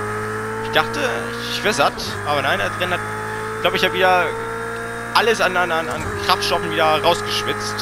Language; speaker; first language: German; native; German